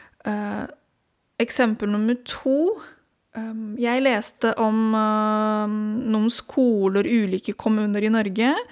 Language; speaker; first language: Norwegian; non-native, fluent; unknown